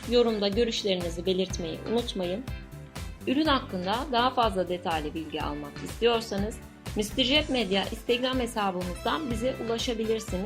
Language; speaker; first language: Turkish; native; Turkish